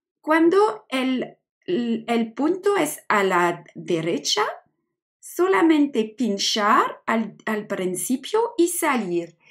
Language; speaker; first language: Spanish; non-native, learner; French